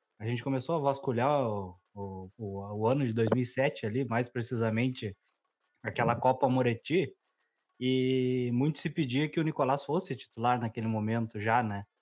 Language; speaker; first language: Portuguese; native; Portuguese